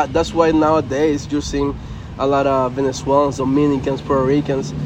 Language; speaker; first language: English; non-native, fluent; Spanish